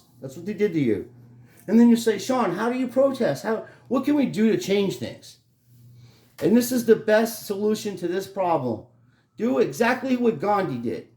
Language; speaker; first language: English; native; English